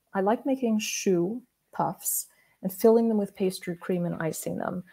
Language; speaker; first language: English; native; English